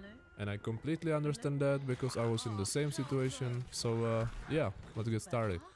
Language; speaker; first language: English; non-native, fluent; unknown